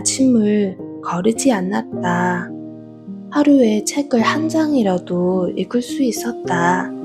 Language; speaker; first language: Korean; non-native, fluent; Vietnamese